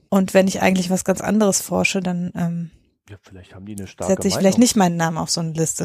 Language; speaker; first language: German; native; German